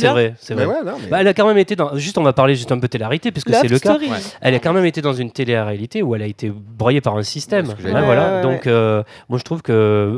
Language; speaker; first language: French; native; French